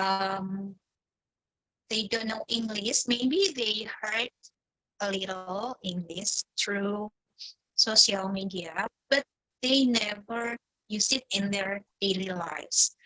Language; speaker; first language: English; non-native, fluent; Indonesian